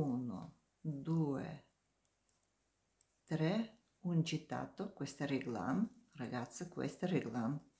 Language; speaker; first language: Italian; non-native, learner; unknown